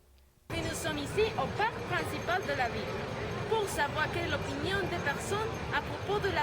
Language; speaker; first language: French; non-native, learner; Spanish